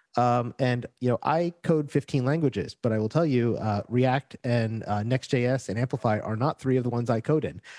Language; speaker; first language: English; native; English